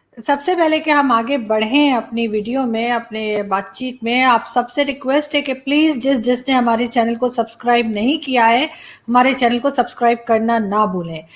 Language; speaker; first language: Urdu; native; Urdu